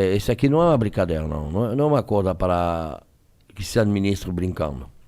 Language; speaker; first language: Portuguese; non-native, fluent; French